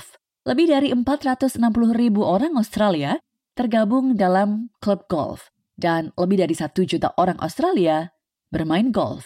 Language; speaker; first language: Indonesian; native; Indonesian